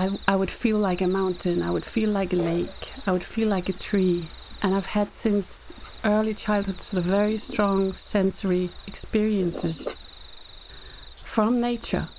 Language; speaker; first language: English; native; English